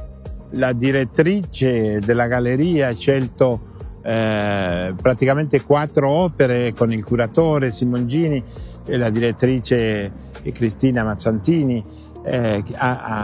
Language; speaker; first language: Italian; non-native, fluent; Spanish